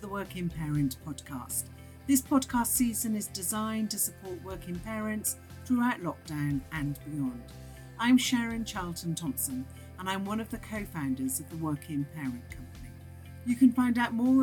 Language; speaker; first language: English; native; English